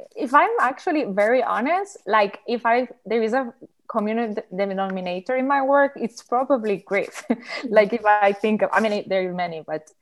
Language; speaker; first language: English; non-native, fluent; Spanish